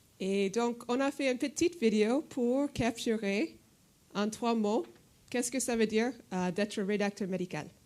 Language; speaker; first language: French; non-native, fluent; English